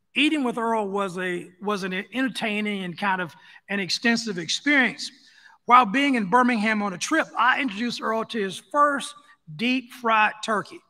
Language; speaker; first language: English; native; English